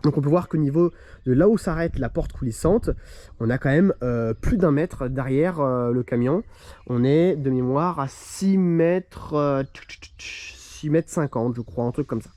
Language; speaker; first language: French; native; French